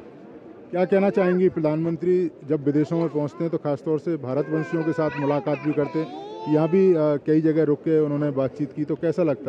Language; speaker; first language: Hindi; native; Hindi